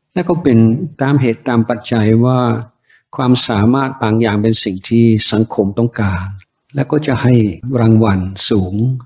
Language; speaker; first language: Thai; non-native, fluent; English